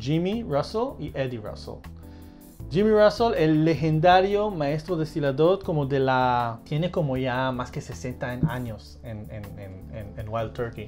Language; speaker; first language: Spanish; early bilingual, heritage; Spanish